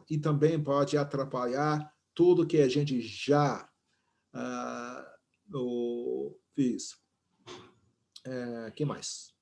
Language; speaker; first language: Portuguese; non-native, fluent; English